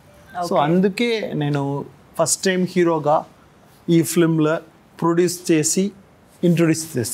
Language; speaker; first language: Telugu; non-native, learner; Tamil